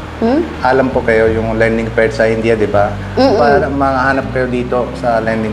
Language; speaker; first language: Filipino; non-native, learner; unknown